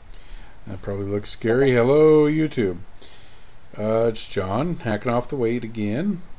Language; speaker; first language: English; native; English